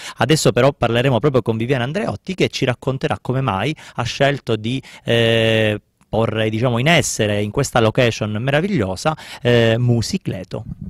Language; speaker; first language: Italian; native; Italian